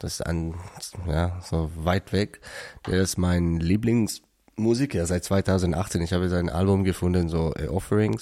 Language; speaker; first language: German; non-native, learner; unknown